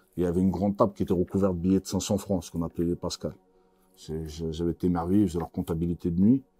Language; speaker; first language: French; native; French